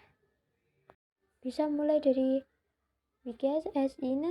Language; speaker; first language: Indonesian; native; Indonesian